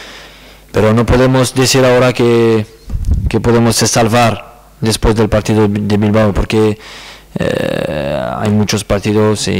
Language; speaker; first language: Spanish; non-native, learner; French